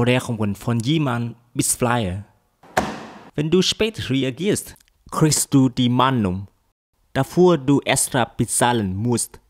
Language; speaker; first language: German; non-native, learner; Vietnamese